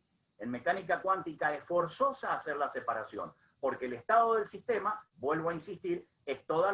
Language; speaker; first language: Spanish; native; Spanish